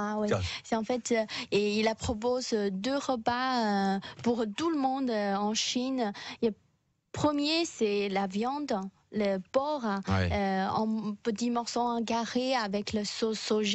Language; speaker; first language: French; non-native, learner; Chinese